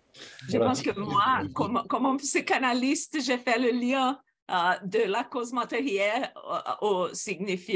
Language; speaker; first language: French; non-native, fluent; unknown